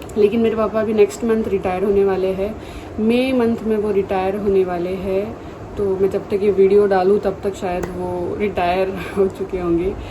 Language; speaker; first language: Hindi; non-native, local second language; Marathi